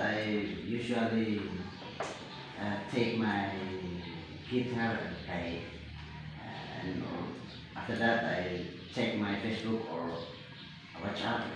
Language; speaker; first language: English; non-native, learner; Indonesian